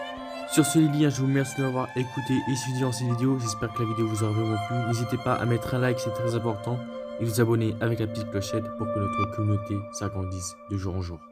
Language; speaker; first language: French; native; French